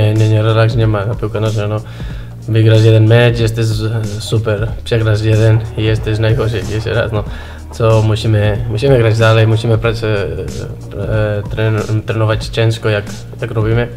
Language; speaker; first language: Polish; non-native, learner; Spanish